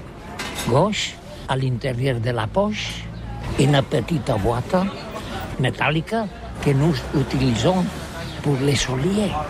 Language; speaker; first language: French; non-native, learner; Catalan